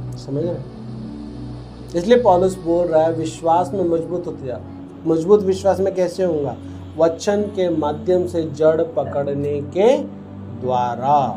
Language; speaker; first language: Hindi; native; Hindi